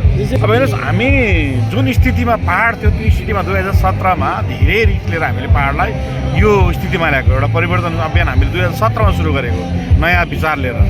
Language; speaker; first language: Nepali; native; Nepali